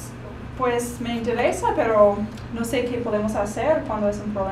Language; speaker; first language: Spanish; non-native, learner; English